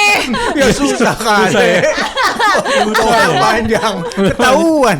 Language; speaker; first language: Indonesian; native; Indonesian